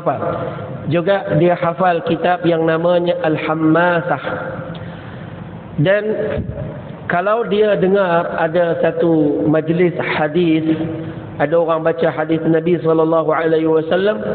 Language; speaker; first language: Malay; native; Malay